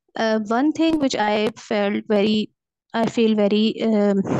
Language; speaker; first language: English; non-native, local second language; Urdu